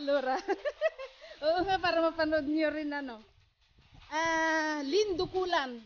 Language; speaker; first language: Filipino; native; Filipino